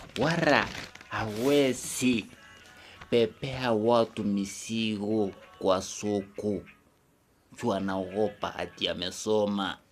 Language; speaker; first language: Swahili; non-native, local second language; Kikuyu